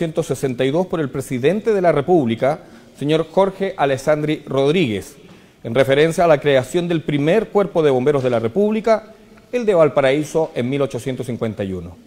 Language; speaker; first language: Spanish; native; Spanish